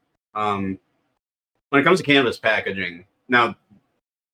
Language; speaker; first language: English; native; English